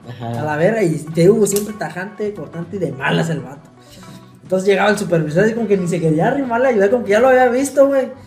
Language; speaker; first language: Spanish; native; Spanish